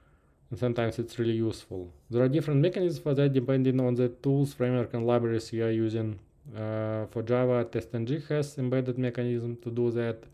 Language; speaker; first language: English; non-native, fluent; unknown